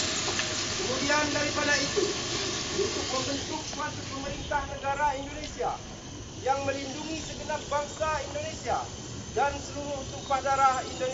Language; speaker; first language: Indonesian; native; Indonesian